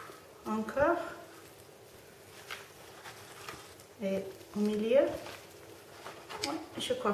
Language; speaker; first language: French; non-native, learner; English